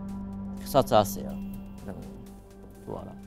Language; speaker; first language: Georgian; non-native, fluent; Japanese